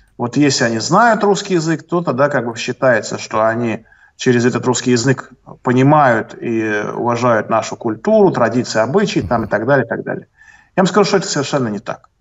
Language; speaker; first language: Russian; native; Russian